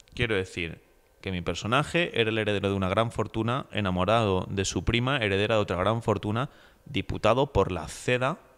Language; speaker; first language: Spanish; native; Spanish